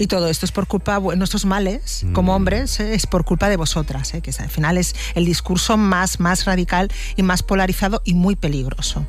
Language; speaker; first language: Spanish; native; Spanish